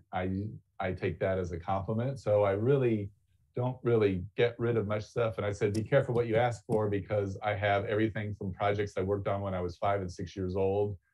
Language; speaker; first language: English; native; English